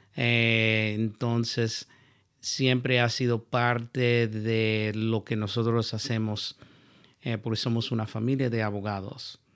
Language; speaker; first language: Spanish; early bilingual, heritage; Spanish